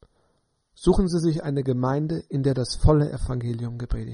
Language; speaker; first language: German; native; German